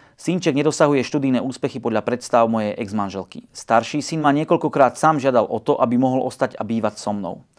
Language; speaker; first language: Slovak; native; Slovak